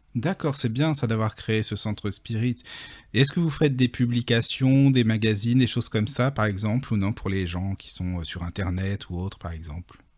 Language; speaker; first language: French; native; French